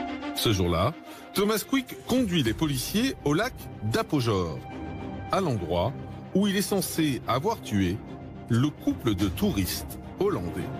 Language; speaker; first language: French; native; French